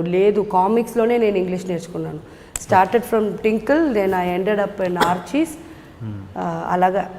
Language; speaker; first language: Telugu; native; Telugu